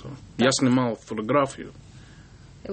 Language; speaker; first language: Russian; non-native, learner; English